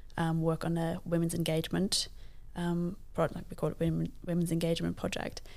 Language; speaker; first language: English; non-native, fluent; Luxembourgish